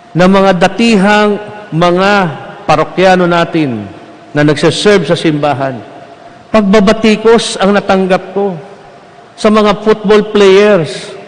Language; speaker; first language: Filipino; native; Filipino